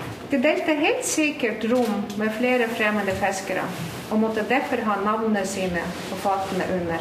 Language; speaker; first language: Norwegian; non-native, fluent; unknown